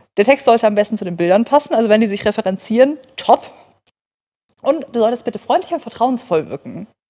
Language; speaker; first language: German; native; German